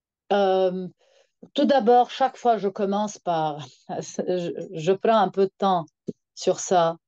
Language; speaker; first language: French; non-native, local second language; Arabic